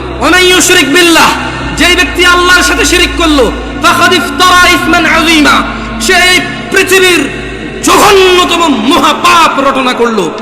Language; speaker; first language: Bangla; early bilingual, heritage; Bangla